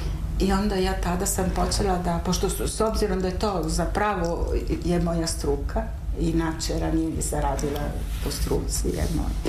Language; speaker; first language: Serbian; non-native, fluent; Italian